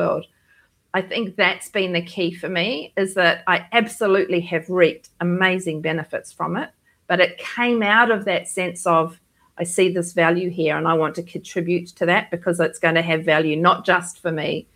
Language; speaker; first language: English; native; English